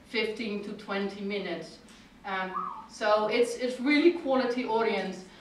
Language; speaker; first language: English; non-native, fluent; Dutch